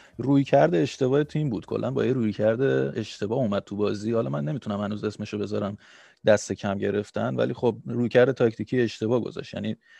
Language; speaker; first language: Persian; native; Persian